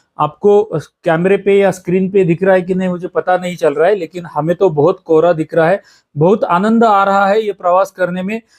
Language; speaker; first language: Hindi; non-native, local second language; Marathi